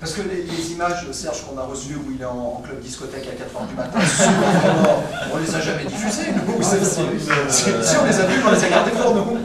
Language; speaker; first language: French; native; French